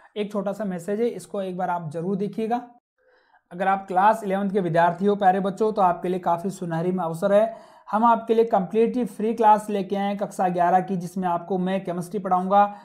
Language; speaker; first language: Hindi; native; Hindi